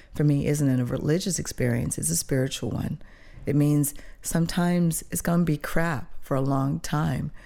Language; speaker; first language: English; early bilingual, other home language; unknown